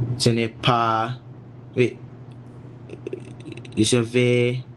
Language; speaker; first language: French; non-native, learner; English